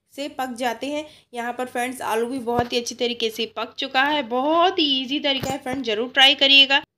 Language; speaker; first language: Hindi; non-native, local second language; Odia